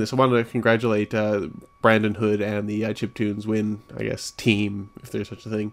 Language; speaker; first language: English; native; English